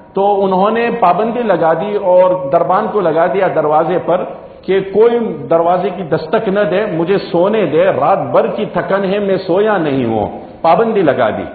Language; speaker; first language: Urdu; non-native, local second language; Gujarati